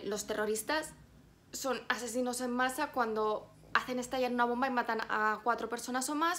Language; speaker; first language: Spanish; native; Spanish